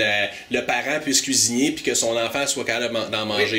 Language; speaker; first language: French; native; French